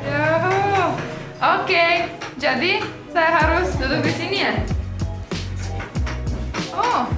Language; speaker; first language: Indonesian; non-native, fluent; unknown